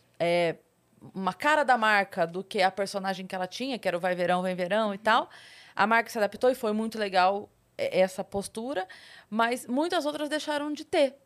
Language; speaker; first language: Portuguese; native; Portuguese